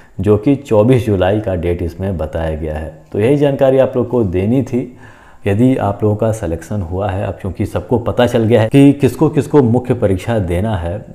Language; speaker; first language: Hindi; native; Hindi